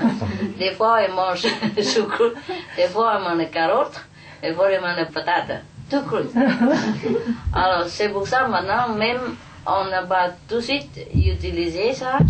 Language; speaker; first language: French; non-native, fluent; Vietnamese